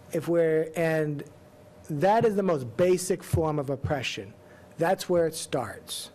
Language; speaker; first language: English; native; English